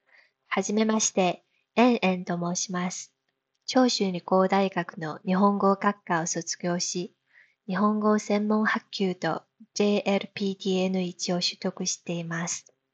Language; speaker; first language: Japanese; non-native, fluent; Chinese